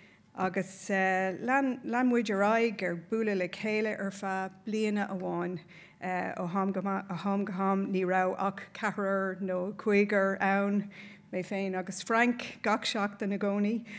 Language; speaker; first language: Irish; non-native, local second language; English